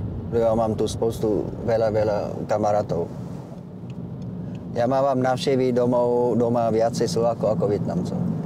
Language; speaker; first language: Slovak; non-native, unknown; Vietnamese